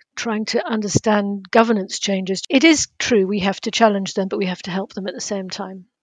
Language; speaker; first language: English; native; English